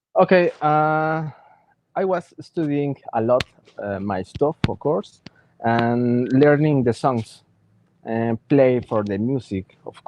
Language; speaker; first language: English; non-native, learner; Spanish